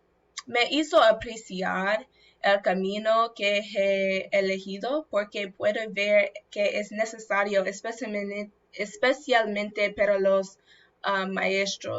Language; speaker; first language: Spanish; non-native, learner; English